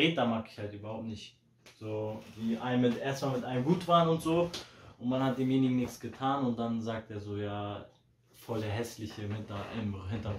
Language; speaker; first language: German; early bilingual, heritage; Polish